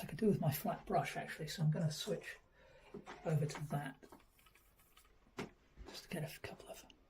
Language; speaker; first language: English; native; English